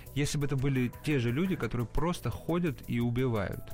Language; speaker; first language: Russian; early bilingual, other home language; Georgian